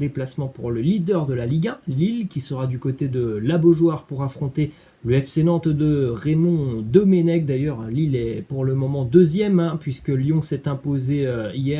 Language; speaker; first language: French; native; French